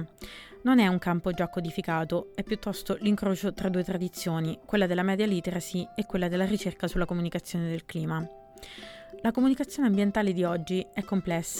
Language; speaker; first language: Italian; native; Italian